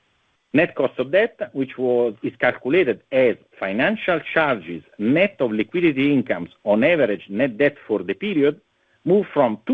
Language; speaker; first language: English; non-native, fluent; Italian